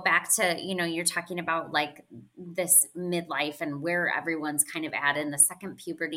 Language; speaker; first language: English; native; English